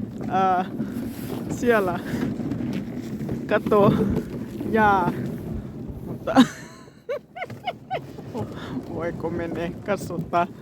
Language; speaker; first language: Finnish; non-native, learner; Thai